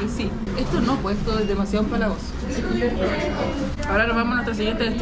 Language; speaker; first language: Spanish; native; Spanish